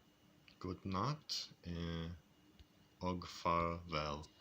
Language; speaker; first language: Danish; non-native, learner; English